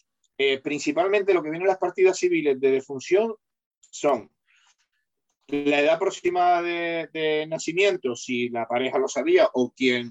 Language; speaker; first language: Spanish; native; Spanish